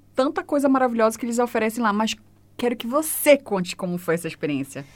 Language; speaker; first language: Portuguese; native; Portuguese